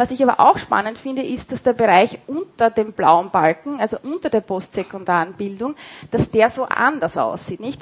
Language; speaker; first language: German; native; German